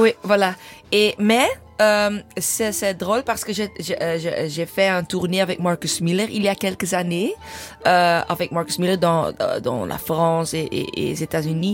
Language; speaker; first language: French; non-native, learner; English